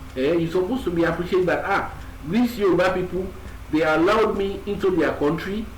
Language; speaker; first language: English; non-native, local second language; Yoruba